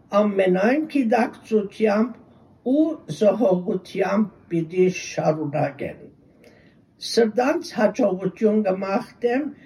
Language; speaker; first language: Armenian; early bilingual, heritage; Armenian